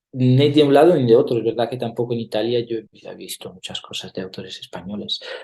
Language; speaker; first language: Spanish; non-native, fluent; Italian